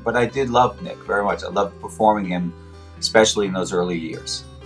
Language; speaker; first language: English; native; English